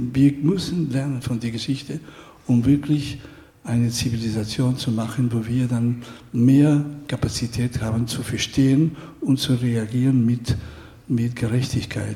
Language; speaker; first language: German; non-native, fluent; Spanish